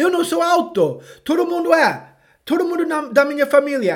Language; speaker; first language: Portuguese; non-native, fluent; English